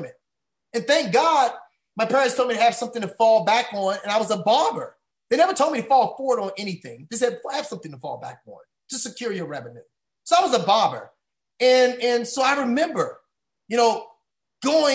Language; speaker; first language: English; native; English